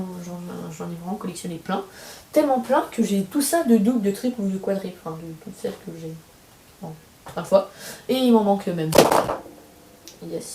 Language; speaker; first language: French; native; French